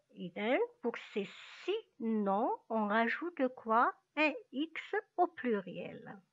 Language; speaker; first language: French; non-native, local second language; Arabic